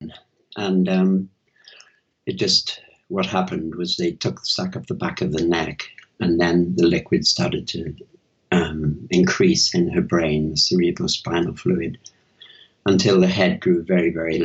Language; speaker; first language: English; native; English